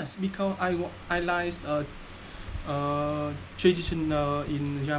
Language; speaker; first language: English; non-native, learner; Vietnamese